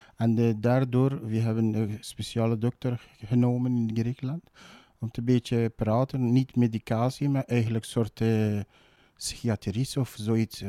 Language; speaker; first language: Dutch; non-native, learner; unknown